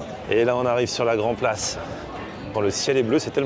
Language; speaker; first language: French; native; French